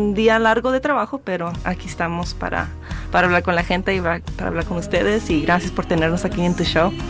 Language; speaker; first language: Spanish; early bilingual, heritage; Spanish